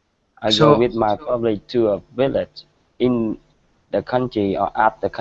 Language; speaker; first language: English; non-native, learner; Vietnamese